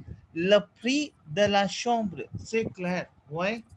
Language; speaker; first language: French; non-native, fluent; Hindi